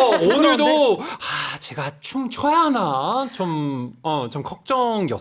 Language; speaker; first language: Korean; non-native, fluent; English